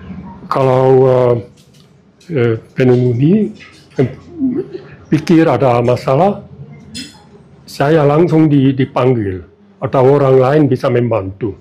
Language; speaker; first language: Indonesian; non-native, fluent; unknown